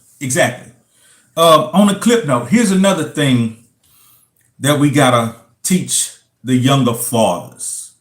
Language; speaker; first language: English; native; English